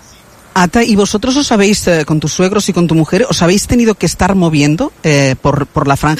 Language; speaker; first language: Spanish; native; Spanish